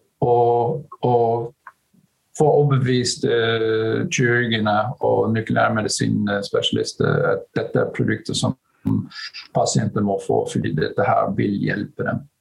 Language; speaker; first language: Norwegian; non-native, fluent; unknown